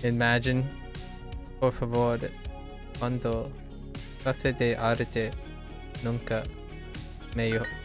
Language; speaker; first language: Spanish; non-native, learner; English